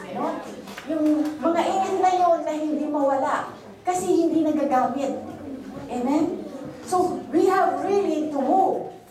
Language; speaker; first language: Filipino; non-native, local second language; Bikol